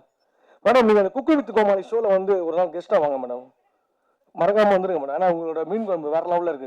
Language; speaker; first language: Tamil; native; Tamil